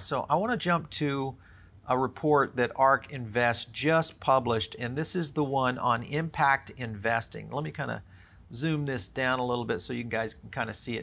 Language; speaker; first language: English; native; English